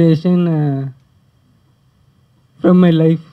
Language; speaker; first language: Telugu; early bilingual, heritage; Telugu